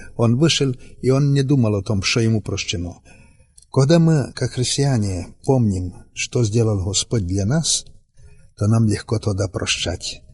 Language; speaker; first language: Russian; non-native, local second language; Rusyn